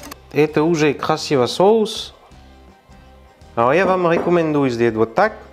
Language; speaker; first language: Russian; non-native, learner; French